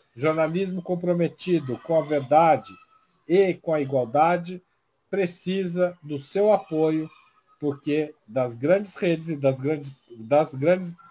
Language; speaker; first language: Spanish; non-native, learner; Portuguese